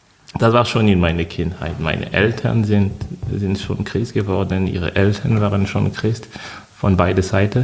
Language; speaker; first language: German; non-native, fluent; French